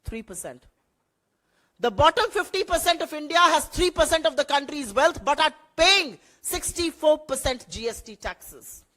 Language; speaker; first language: English; non-native, local second language; Hindi